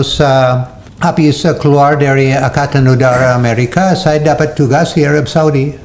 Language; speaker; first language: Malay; non-native, fluent; English